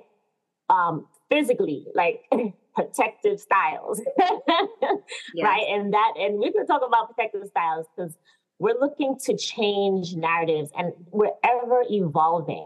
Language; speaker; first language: English; native; English